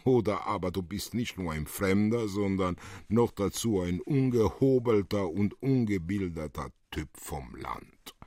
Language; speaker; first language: German; early bilingual, other home language; Italian